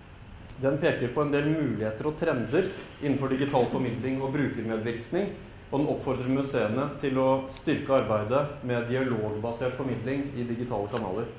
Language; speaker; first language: Norwegian; native; Norwegian